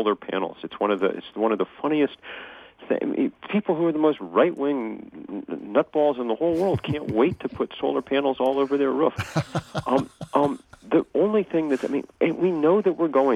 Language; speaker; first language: English; native; English